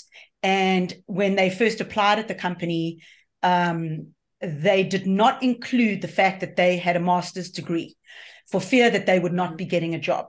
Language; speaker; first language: English; native; English